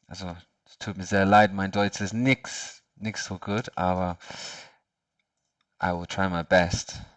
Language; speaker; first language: German; non-native, learner; English